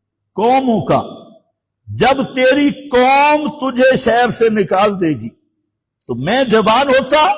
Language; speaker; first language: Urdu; non-native, local second language; Punjabi